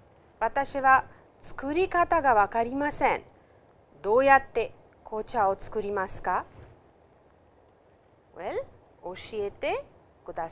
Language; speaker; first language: Japanese; non-native, fluent; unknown